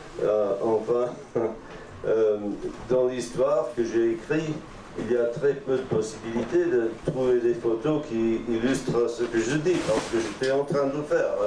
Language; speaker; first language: French; non-native, fluent; English